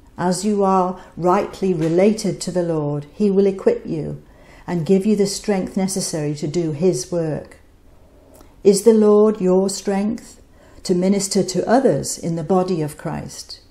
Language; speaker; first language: English; native; English